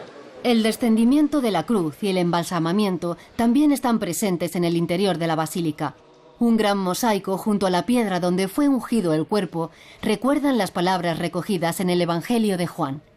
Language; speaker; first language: Spanish; native; Spanish